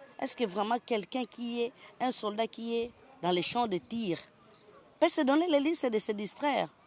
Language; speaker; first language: French; non-native, local second language; Lingala